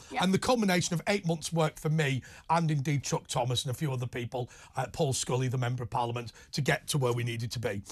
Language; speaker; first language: English; native; English